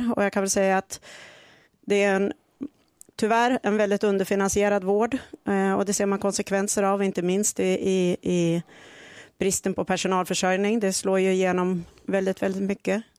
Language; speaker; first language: Swedish; native; Swedish